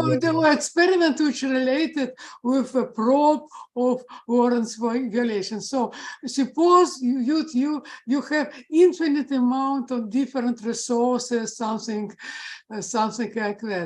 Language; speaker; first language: English; non-native, fluent; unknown